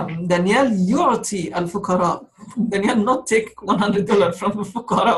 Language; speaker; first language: Arabic; native; Arabic